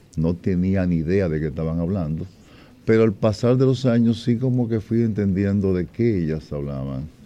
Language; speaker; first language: Spanish; native; Spanish